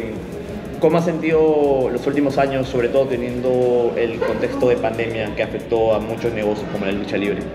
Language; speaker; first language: Spanish; native; Spanish